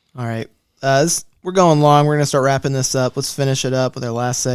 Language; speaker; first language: English; native; English